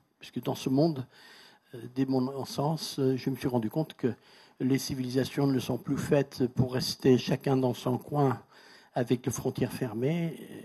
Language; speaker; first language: French; non-native, fluent; Persian